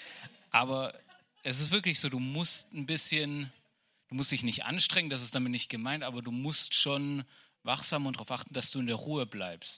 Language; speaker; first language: German; native; German